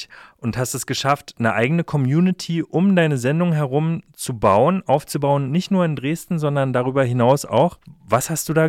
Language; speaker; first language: German; native; German